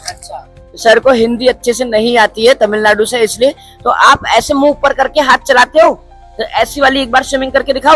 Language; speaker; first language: Hindi; native; Hindi